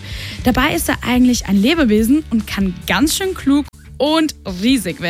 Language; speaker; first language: German; native; German